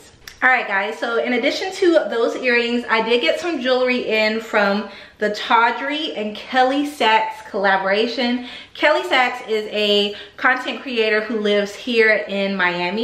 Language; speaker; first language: English; native; English